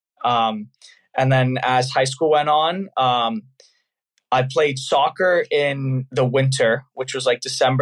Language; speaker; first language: English; native; English